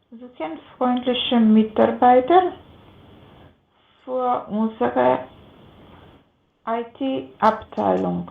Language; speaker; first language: German; non-native, learner; Macedonian